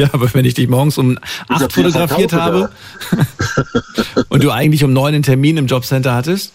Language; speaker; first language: German; native; German